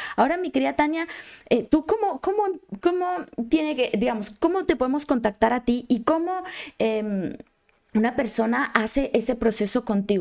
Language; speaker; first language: Spanish; native; Spanish